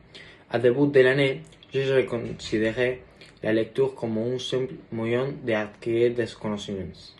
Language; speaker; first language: French; non-native, learner; Spanish